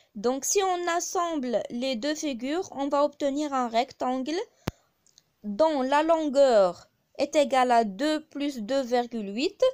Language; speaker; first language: French; non-native, local second language; Arabic